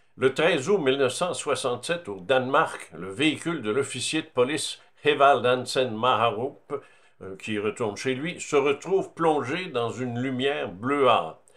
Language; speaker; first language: French; native; French